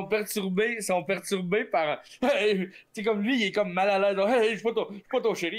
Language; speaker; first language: French; native; French